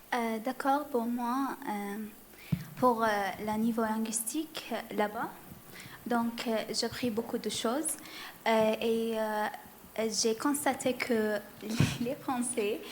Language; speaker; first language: French; non-native, learner; Arabic